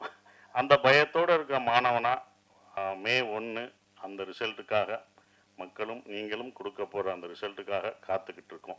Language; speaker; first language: Tamil; native; Tamil